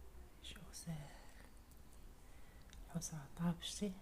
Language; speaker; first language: Arabic; native; Arabic